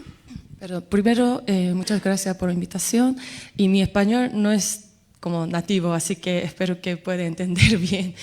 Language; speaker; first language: Spanish; non-native, learner; Korean